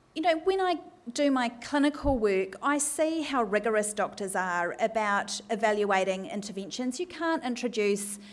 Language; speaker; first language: English; native; English